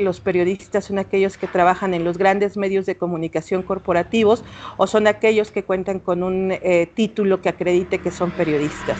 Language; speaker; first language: Spanish; native; Spanish